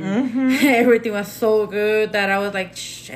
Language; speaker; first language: English; non-native, fluent; Spanish